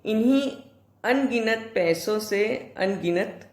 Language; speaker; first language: Hindi; non-native, local second language; Gujarati